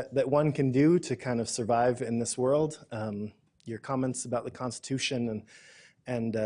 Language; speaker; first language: English; native; English